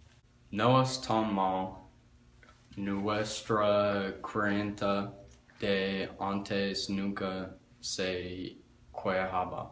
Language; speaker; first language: Spanish; non-native, learner; English